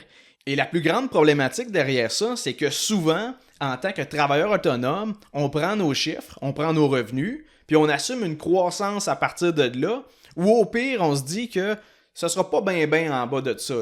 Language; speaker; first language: French; native; French